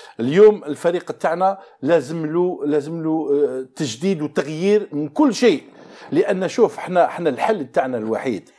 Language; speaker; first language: Arabic; native; Arabic